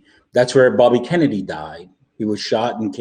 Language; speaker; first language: English; native; English